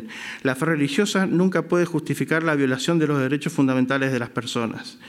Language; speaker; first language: Spanish; native; Spanish